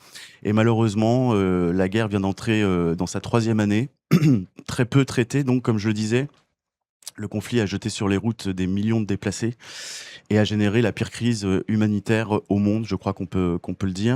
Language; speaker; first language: French; native; French